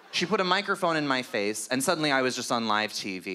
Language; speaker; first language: English; native; English